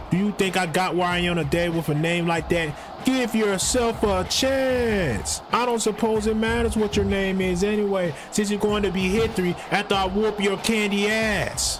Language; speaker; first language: English; native; English